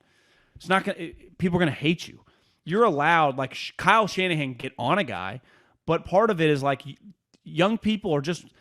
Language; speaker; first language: English; native; English